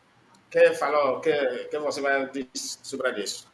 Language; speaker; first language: Portuguese; non-native, learner; Igbo